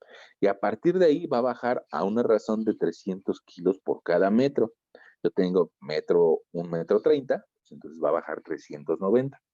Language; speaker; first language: Spanish; native; Spanish